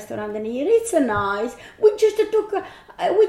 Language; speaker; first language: English; non-native, learner; Italian